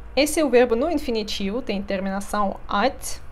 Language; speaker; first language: Portuguese; non-native, fluent; Russian